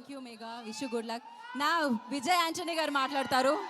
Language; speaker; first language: Telugu; native; Telugu